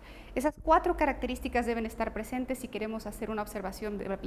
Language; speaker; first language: Spanish; native; Spanish